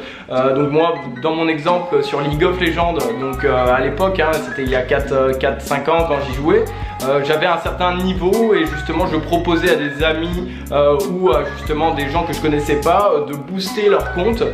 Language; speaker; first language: French; native; French